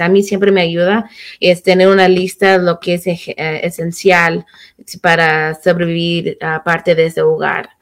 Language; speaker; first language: Spanish; early bilingual, heritage; Spanish